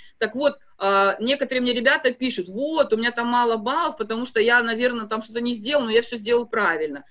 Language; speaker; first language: Russian; native; Russian